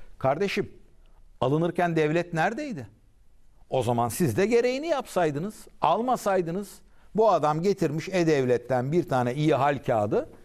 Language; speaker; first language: Turkish; native; Turkish